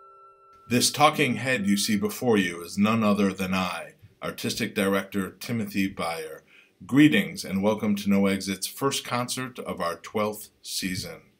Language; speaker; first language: English; native; English